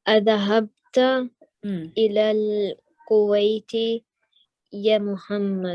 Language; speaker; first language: Arabic; non-native, learner; English